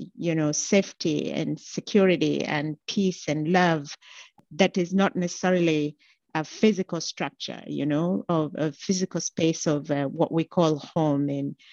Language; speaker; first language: English; non-native, local second language; Gusii